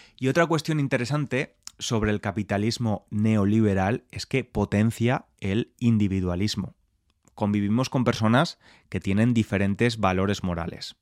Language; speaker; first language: Spanish; native; Spanish